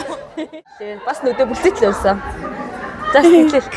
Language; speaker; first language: Mongolian; native; Mongolian